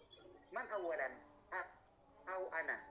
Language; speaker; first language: Arabic; non-native, learner; Indonesian